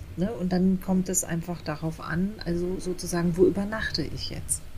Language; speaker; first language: German; native; German